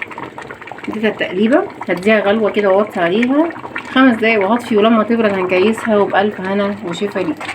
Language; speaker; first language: Arabic; native; Arabic